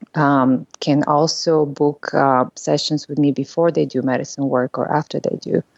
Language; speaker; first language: English; non-native, fluent; Bulgarian